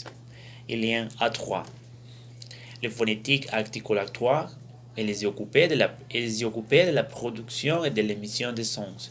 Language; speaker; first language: French; non-native, learner; Spanish